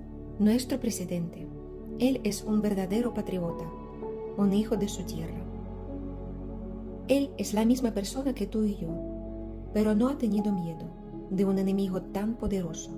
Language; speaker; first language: Spanish; non-native, fluent; Ukrainian